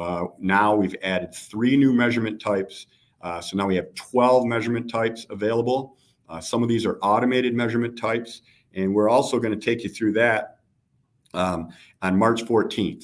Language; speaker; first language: English; native; English